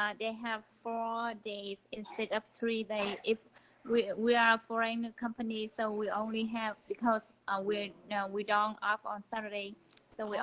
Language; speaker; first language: English; non-native, learner; Vietnamese